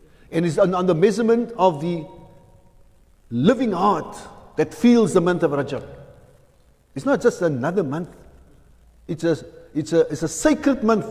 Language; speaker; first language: English; native; English